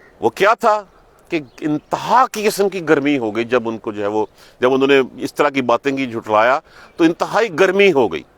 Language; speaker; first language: Urdu; non-native, local second language; Punjabi